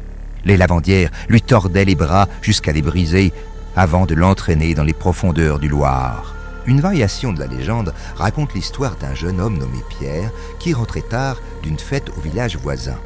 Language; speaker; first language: French; native; French